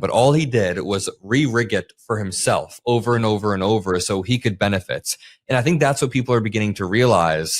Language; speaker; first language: English; native; English